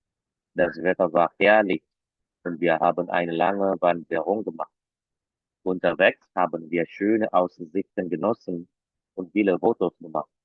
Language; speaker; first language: German; non-native, fluent; Indonesian